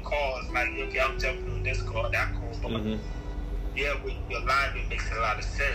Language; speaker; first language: English; non-native, local second language; Akan